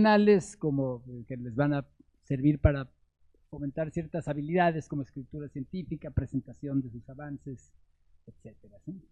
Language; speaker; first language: Spanish; native; Spanish